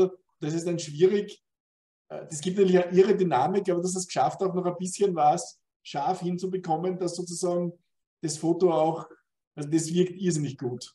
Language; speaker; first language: German; native; German